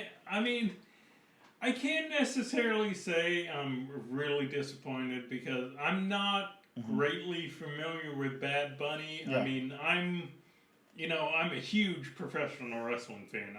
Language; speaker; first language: English; native; English